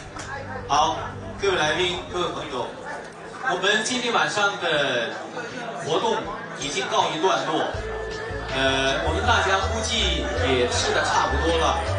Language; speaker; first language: Chinese; native; Chinese